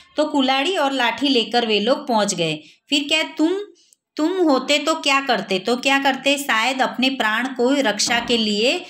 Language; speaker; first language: Hindi; non-native, local second language; Gujarati